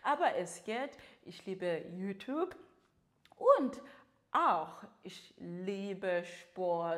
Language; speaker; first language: German; non-native, learner; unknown